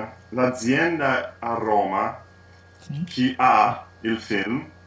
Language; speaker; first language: Italian; non-native, learner; English